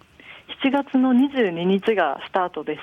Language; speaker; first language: Japanese; native; Japanese